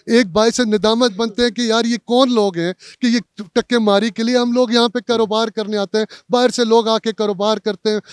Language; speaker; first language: Urdu; non-native, local second language; Punjabi